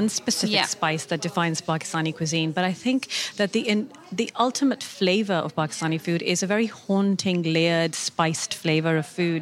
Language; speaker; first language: English; non-native, local second language; Urdu